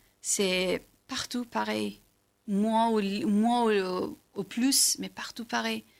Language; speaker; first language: French; non-native, learner; Persian